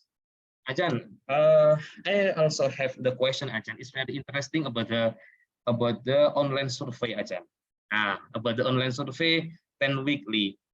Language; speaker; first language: English; non-native, learner; Indonesian